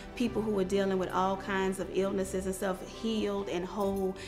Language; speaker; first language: English; native; English